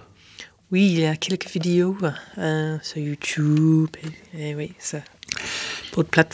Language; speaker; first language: French; non-native, fluent; English